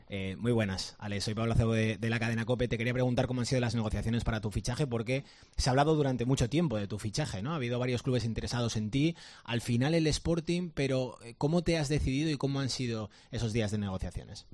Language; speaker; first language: Spanish; native; Spanish